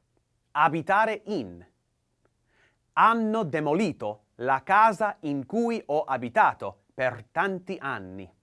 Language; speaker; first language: Italian; non-native, learner; English